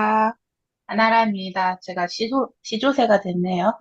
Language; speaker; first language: Korean; native; Korean